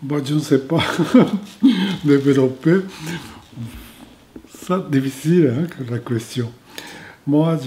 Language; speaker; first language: French; non-native, fluent; Japanese